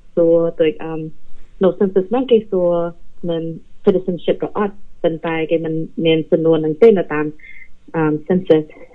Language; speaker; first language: Khmer; early bilingual, heritage; Khmer